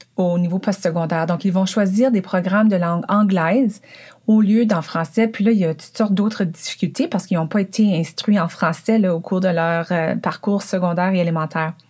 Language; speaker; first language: French; native; French